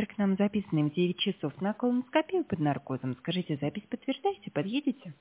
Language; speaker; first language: Russian; native; Russian